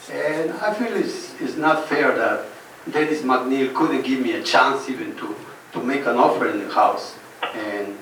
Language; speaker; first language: English; non-native, fluent; Spanish